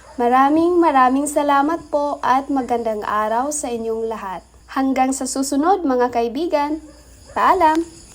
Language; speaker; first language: Filipino; non-native, local second language; Cebuano